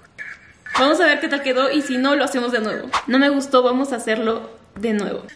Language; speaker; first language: Spanish; native; Spanish